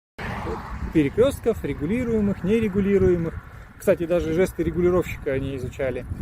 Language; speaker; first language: Russian; native; Russian